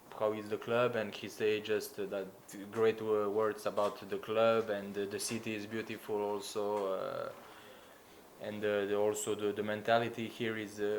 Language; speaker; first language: English; non-native, learner; Slovenian